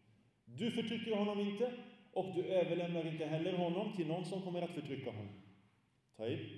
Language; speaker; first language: Swedish; early bilingual, other home language; Arabic